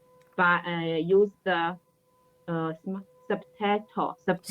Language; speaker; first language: English; non-native, learner; Chinese